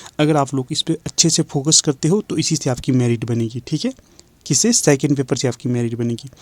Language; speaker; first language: Hindi; native; Hindi